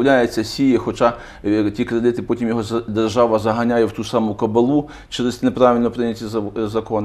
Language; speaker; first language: Ukrainian; native; Ukrainian